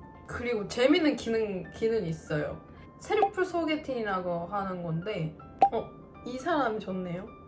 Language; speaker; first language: Korean; non-native, fluent; Japanese